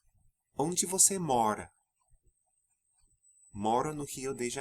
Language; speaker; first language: Portuguese; non-native, fluent; English